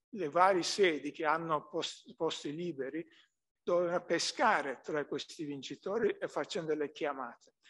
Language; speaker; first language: Italian; non-native, fluent; Turkish